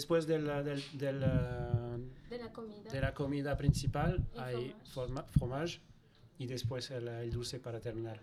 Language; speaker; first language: Spanish; non-native, fluent; French